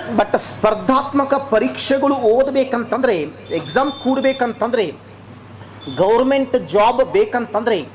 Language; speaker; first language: Kannada; native; Kannada